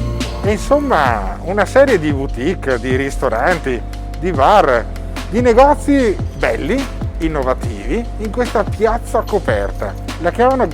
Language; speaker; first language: Italian; native; Italian